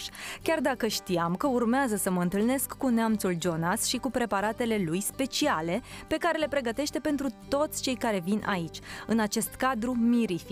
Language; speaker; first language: Romanian; native; Romanian